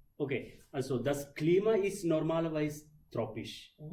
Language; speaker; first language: German; non-native, learner; Malayalam